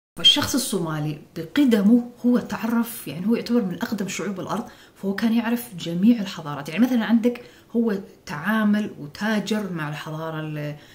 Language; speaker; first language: Arabic; non-native, local second language; Somali